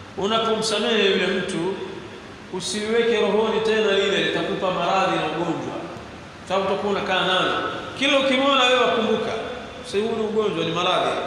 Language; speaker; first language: Swahili; native; Swahili